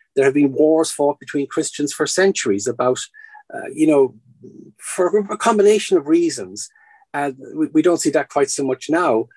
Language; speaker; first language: English; native; English